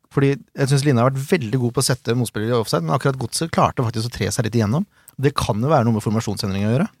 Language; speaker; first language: Norwegian; native; Norwegian